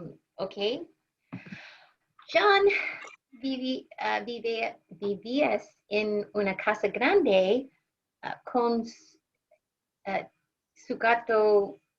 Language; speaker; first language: Spanish; non-native, learner; English